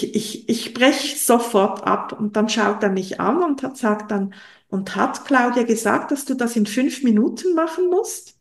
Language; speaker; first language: German; non-native, local second language; French